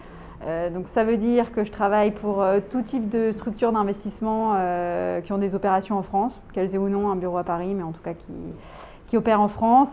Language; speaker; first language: French; native; French